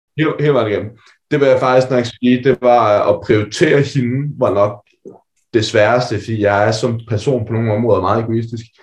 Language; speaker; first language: Danish; native; Danish